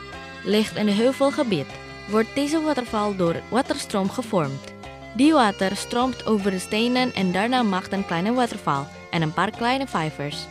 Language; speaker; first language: Dutch; non-native, fluent; Indonesian